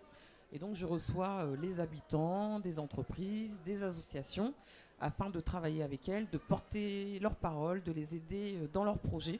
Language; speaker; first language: French; native; French